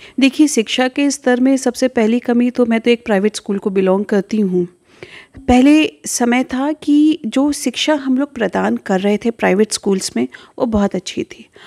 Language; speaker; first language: Hindi; native; Hindi